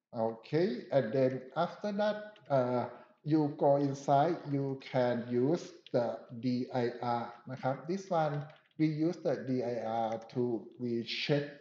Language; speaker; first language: English; non-native, fluent; Thai